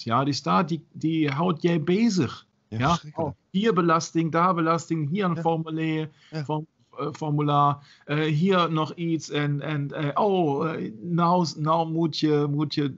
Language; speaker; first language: Dutch; non-native, learner; German